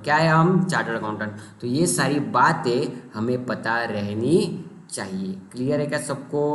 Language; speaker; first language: Hindi; non-native, local second language; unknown